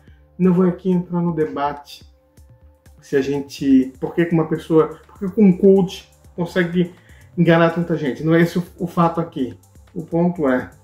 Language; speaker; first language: Portuguese; native; Portuguese